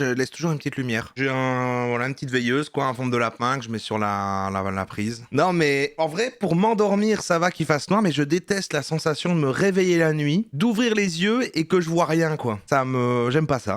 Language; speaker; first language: French; native; French